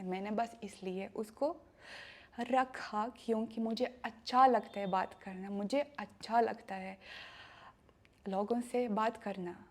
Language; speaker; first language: Hindi; non-native, learner; Russian